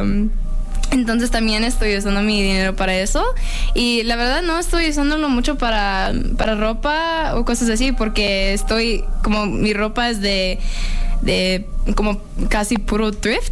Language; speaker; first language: Spanish; non-native, learner; English